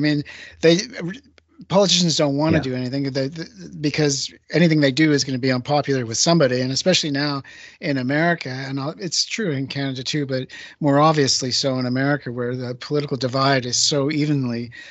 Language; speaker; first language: English; native; English